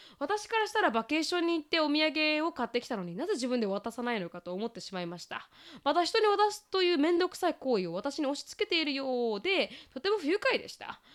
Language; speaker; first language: Japanese; native; Japanese